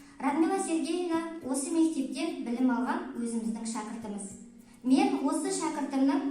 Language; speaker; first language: Kazakh; native; Kazakh